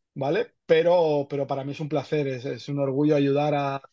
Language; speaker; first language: Spanish; native; Spanish